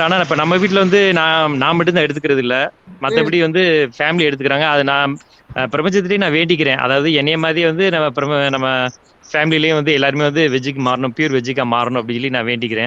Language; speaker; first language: Tamil; native; Tamil